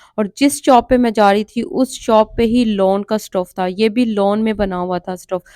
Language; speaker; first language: Urdu; non-native, local second language; Punjabi